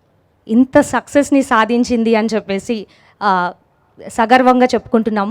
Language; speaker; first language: Telugu; native; Telugu